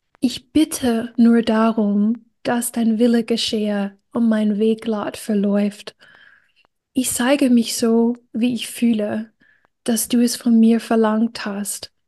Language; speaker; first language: German; non-native, fluent; English